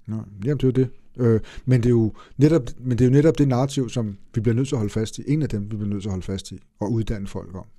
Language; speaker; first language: Danish; early bilingual, other home language; Arabic